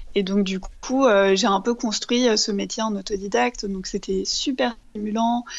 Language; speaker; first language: French; native; French